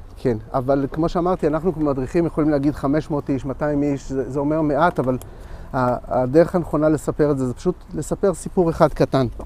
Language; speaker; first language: Hebrew; native; Hebrew